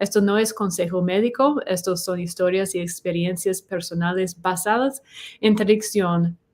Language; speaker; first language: Spanish; non-native, fluent; English